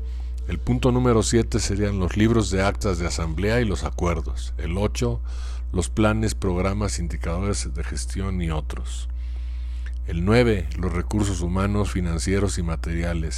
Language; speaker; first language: Spanish; native; Spanish